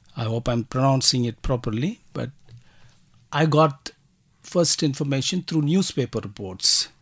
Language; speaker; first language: English; non-native, local second language; Tamil